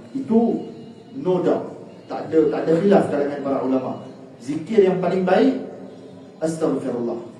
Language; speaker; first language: Malay; native; Malay